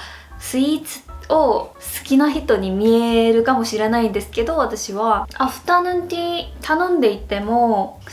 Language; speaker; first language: Japanese; non-native, fluent; Korean